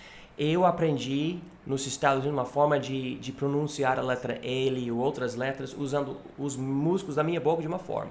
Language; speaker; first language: Portuguese; non-native, fluent; English